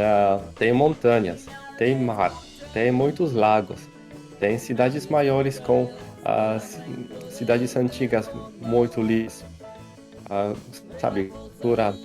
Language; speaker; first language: Portuguese; non-native, fluent; Polish